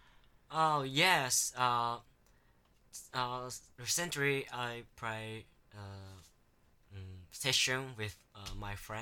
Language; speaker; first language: English; non-native, learner; Japanese